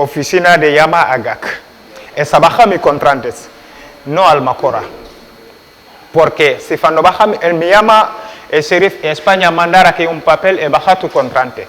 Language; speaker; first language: Spanish; non-native, learner; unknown